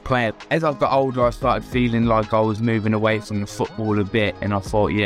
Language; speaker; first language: English; native; English